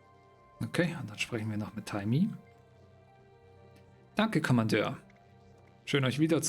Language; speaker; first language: German; native; German